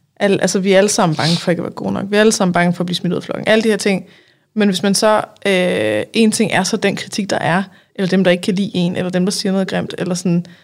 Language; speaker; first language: Danish; native; Danish